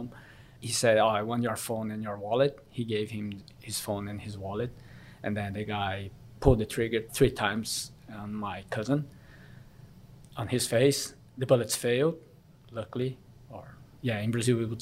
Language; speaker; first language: English; non-native, fluent; Korean